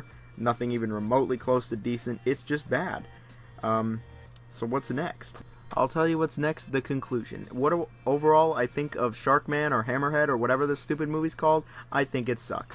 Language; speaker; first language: English; native; English